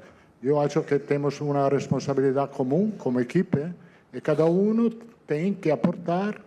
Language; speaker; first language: Portuguese; non-native, fluent; Italian